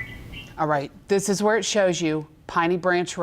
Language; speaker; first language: English; native; English